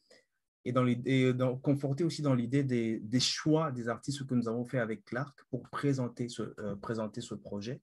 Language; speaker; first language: French; non-native, local second language; Lingala